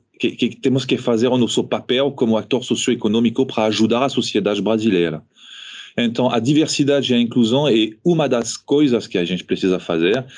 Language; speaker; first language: Portuguese; non-native, fluent; French